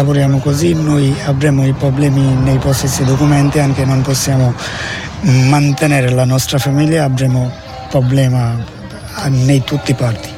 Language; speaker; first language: Italian; non-native, learner; Bangla